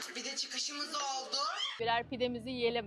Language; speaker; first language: Turkish; native; Turkish